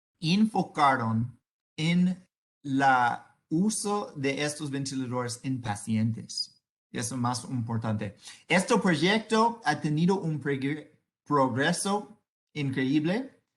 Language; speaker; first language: Spanish; non-native, learner; English